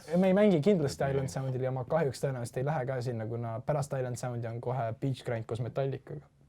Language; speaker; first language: Estonian; non-native, local second language; Russian